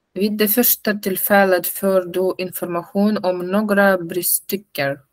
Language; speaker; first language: Swedish; non-native, learner; Russian